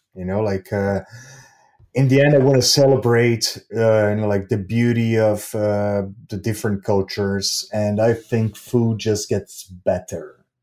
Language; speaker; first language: English; non-native, fluent; Portuguese